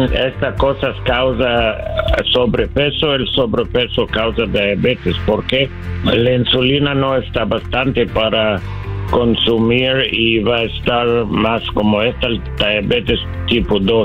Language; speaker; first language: Spanish; non-native, learner; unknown